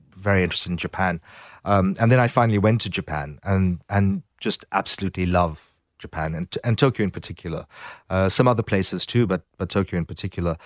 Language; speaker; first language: English; native; English